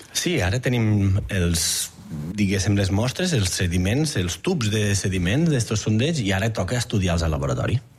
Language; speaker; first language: Catalan; native; Catalan